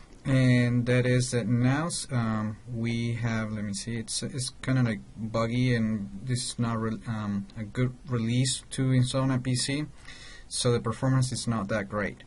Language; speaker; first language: English; non-native, fluent; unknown